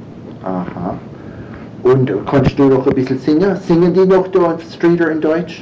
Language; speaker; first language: German; early bilingual, heritage; English